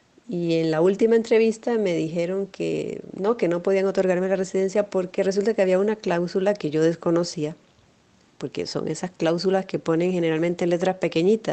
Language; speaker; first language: Spanish; native; Spanish